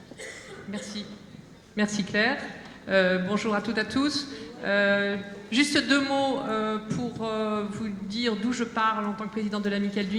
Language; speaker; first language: French; native; French